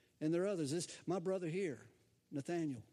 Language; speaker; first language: English; native; English